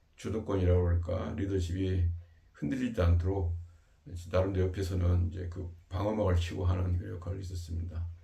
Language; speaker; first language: Korean; native; Korean